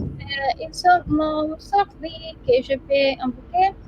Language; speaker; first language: French; non-native, learner; Spanish